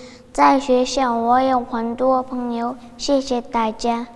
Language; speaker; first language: Chinese; non-native, learner; Mongolian